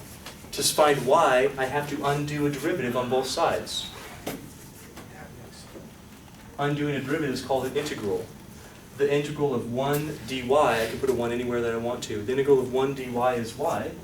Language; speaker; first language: English; native; English